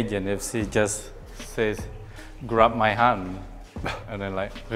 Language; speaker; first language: English; non-native, fluent; Indonesian